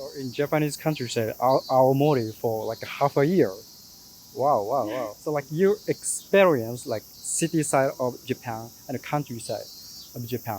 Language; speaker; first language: English; non-native, fluent; Japanese